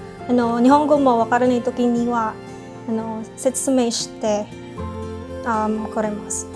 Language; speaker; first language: Japanese; non-native, learner; Filipino